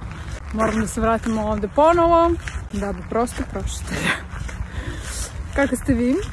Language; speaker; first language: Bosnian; non-native, learner; Russian